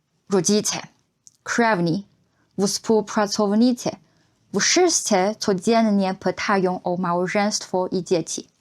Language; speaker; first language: Polish; non-native, fluent; Chinese